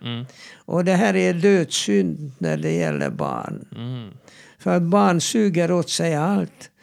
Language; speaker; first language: Swedish; non-native, fluent; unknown